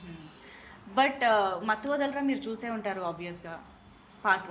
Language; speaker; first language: Telugu; native; Telugu